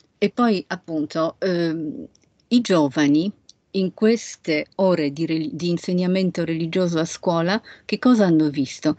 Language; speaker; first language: Italian; non-native, fluent; Polish